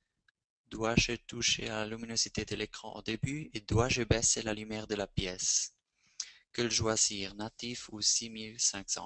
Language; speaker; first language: French; non-native, fluent; Spanish